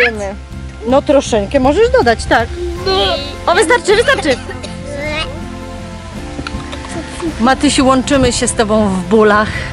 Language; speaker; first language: Polish; native; Polish